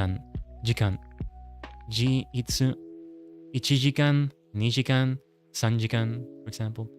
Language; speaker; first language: Japanese; non-native, learner; English